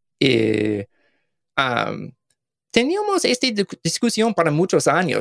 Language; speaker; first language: Spanish; non-native, learner; English